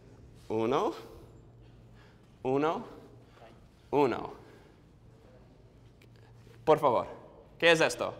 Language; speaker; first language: Spanish; non-native, learner; English